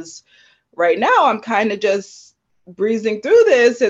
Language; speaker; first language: English; native; English